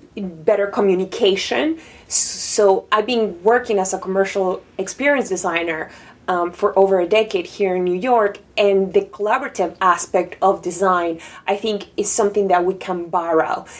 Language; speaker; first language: English; non-native, fluent; Spanish